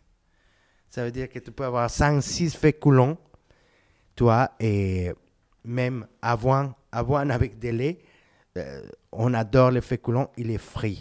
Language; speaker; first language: French; non-native, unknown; Spanish